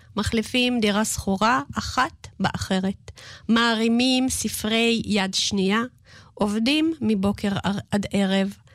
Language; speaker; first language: Hebrew; non-native, fluent; Russian